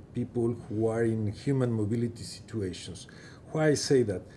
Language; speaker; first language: English; non-native, fluent; Persian